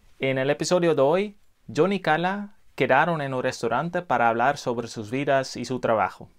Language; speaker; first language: Spanish; non-native, fluent; English